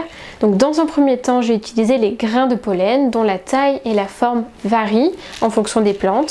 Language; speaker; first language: French; native; French